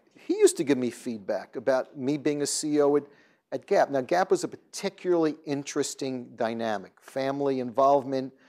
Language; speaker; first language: English; native; English